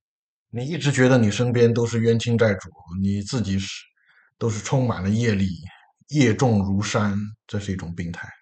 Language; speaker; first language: Chinese; native; Chinese